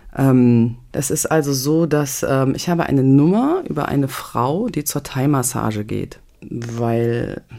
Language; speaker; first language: German; native; German